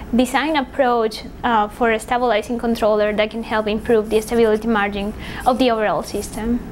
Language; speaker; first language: English; non-native, fluent; Spanish